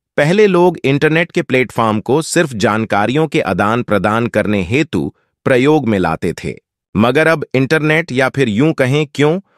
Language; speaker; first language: Hindi; native; Hindi